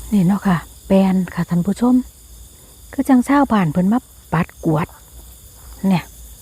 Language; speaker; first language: Thai; native; Thai